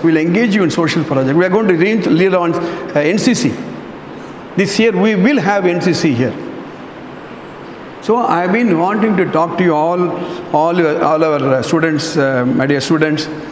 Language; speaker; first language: English; non-native, local second language; Tamil